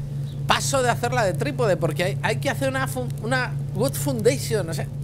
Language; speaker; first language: Spanish; native; Spanish